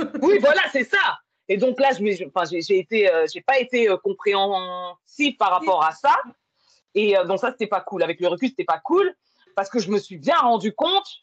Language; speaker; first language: French; native; French